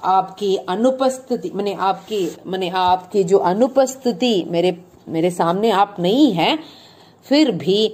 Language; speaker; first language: Hindi; non-native, local second language; Malayalam